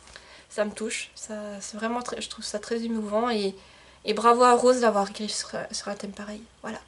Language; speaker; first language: French; native; French